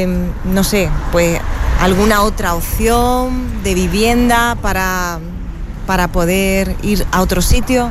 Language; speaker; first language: Spanish; native; Spanish